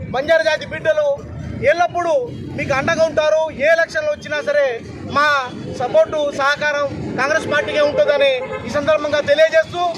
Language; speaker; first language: Telugu; non-native, local second language; Lambadi